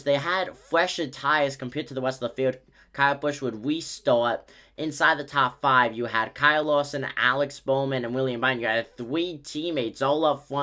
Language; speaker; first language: English; native; English